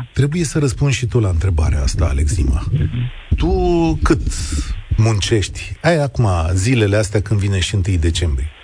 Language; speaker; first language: Romanian; native; Romanian